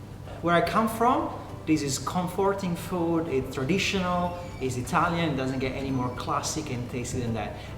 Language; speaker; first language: English; non-native, fluent; Italian